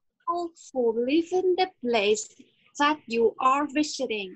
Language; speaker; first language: English; non-native, learner; Vietnamese